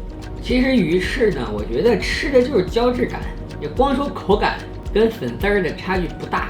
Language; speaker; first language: Chinese; native; Chinese